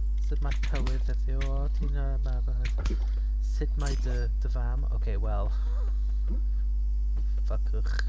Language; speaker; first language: Welsh; non-native, learner; English